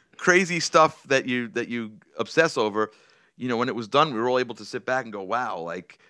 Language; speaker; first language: English; native; English